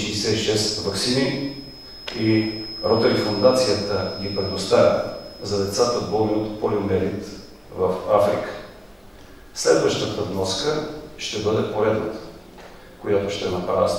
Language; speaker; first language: Bulgarian; native; Bulgarian